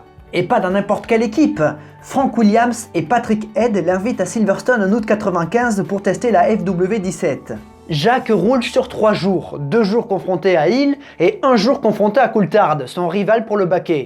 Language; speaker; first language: French; native; French